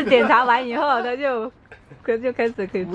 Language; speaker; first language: Chinese; native; Chinese